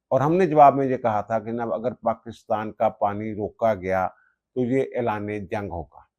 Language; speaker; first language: Urdu; non-native, local second language; Punjabi